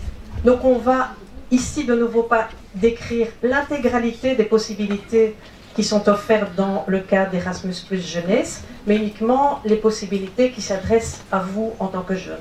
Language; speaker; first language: French; native; French